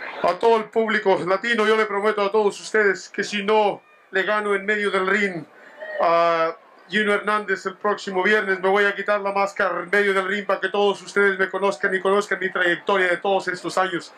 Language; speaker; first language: Spanish; native; Spanish